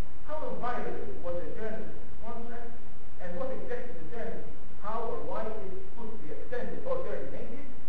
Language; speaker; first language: English; non-native, local second language; Maltese